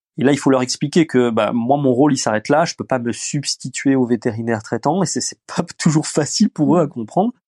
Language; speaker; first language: French; early bilingual, other home language; Romanian